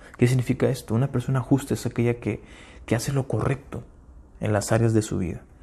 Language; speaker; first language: Spanish; early bilingual, heritage; Spanish